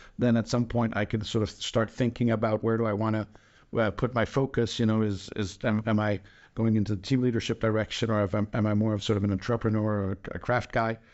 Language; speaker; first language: English; non-native, fluent; Danish